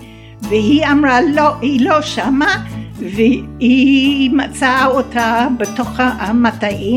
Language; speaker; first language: Hebrew; non-native, fluent; English